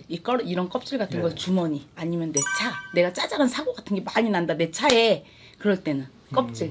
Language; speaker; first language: Korean; native; Korean